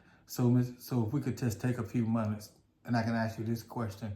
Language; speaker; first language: English; native; English